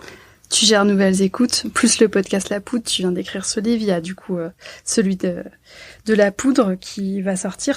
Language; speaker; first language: French; native; French